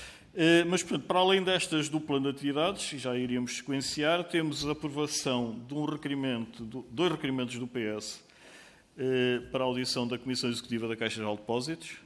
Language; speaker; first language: Portuguese; native; Portuguese